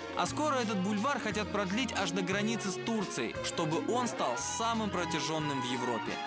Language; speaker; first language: Russian; native; Russian